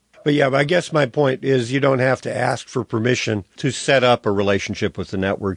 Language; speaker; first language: English; native; English